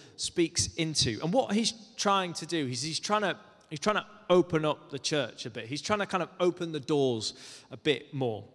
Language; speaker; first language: English; native; English